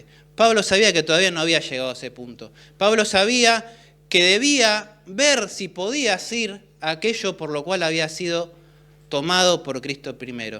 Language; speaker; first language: Spanish; native; Spanish